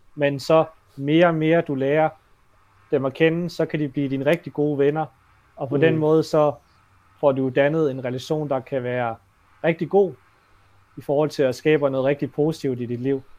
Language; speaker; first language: Danish; native; Danish